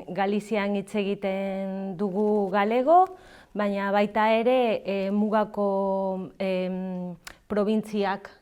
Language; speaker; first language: Basque; non-native, learner; Galician